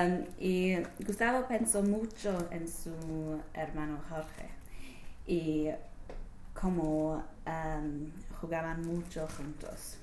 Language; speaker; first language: Spanish; non-native, learner; English